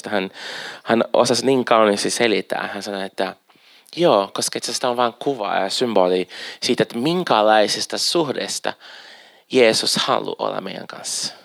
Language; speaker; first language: Finnish; non-native, fluent; Portuguese